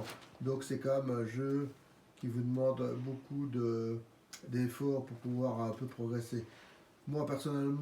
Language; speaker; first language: French; native; French